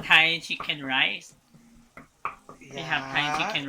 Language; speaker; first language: English; non-native, learner; Thai